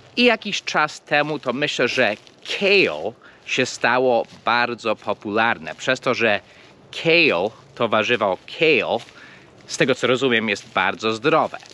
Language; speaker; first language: Polish; non-native, fluent; English